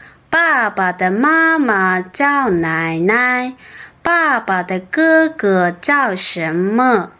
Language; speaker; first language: Chinese; non-native, fluent; Burmese